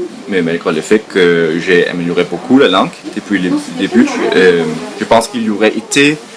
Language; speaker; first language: French; non-native, fluent; Danish